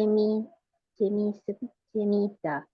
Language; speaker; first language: Korean; non-native, learner; Indonesian